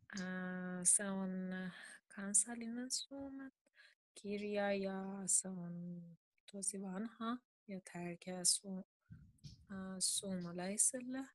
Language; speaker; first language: Finnish; non-native, learner; Urdu